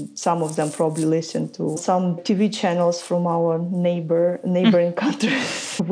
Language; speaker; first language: English; non-native, fluent; Ukrainian